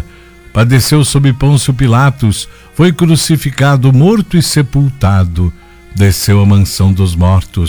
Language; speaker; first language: Portuguese; native; Portuguese